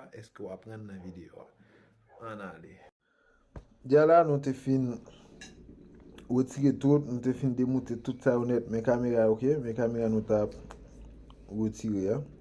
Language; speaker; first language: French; non-native, local second language; Haitian Creole